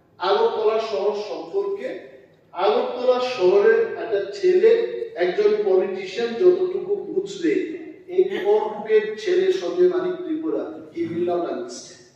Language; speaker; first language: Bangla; non-native, local second language; Kok Borok